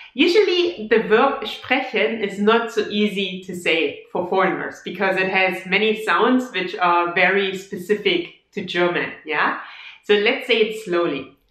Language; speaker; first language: English; non-native, fluent; German